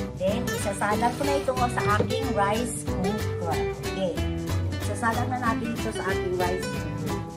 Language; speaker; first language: Filipino; native; Filipino